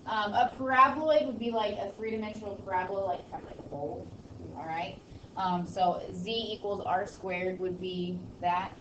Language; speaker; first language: English; native; English